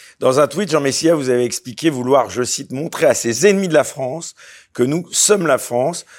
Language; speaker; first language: French; native; French